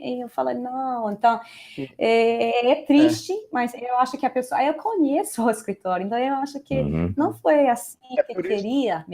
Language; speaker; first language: Portuguese; non-native, fluent; Spanish